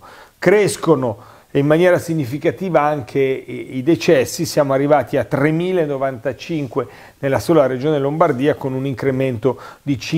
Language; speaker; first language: Italian; native; Italian